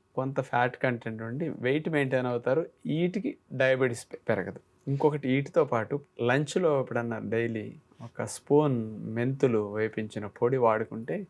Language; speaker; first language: Telugu; native; Telugu